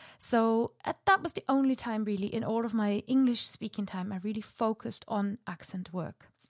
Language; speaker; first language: English; non-native, fluent; German